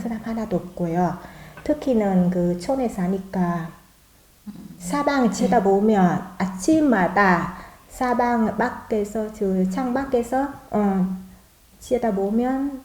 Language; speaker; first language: Korean; non-native, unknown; Vietnamese